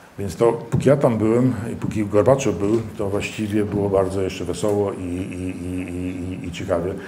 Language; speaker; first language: Polish; early bilingual, heritage; Polish